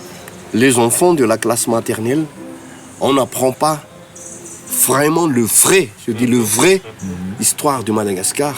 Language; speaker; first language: French; non-native, local second language; Malagasy